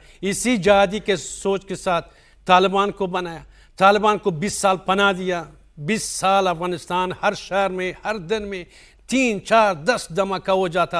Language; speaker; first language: Hindi; non-native, fluent; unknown